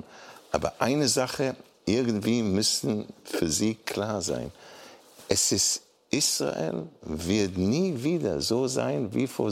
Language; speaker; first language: German; non-native, fluent; Hebrew